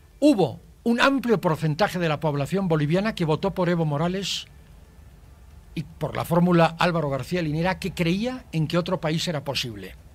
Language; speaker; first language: Spanish; native; Spanish